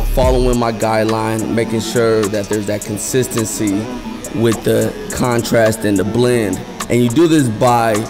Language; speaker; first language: English; native; English